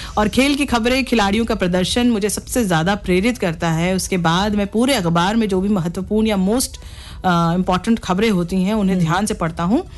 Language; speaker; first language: Hindi; native; Hindi